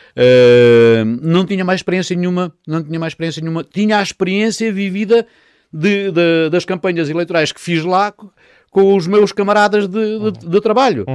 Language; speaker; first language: Portuguese; native; Portuguese